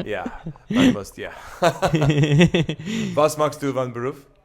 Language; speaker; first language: German; non-native, learner; English